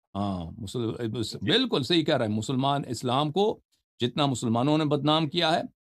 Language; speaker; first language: Urdu; native; Urdu